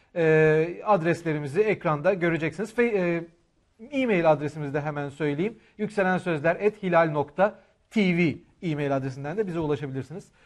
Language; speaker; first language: Turkish; native; Turkish